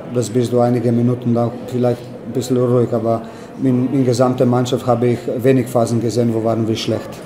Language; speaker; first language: German; non-native, fluent; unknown